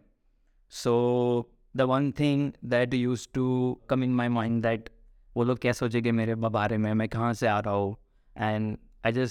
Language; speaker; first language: English; non-native, local second language; Gujarati